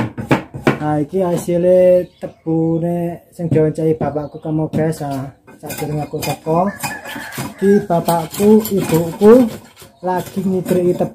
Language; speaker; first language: Indonesian; non-native, local second language; Javanese